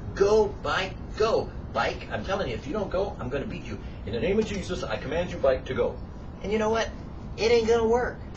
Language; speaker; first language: English; native; English